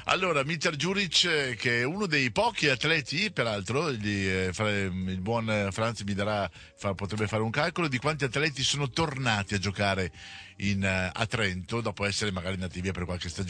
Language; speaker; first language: Italian; native; Italian